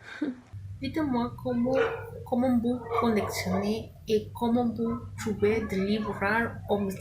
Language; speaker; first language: French; non-native, learner; Spanish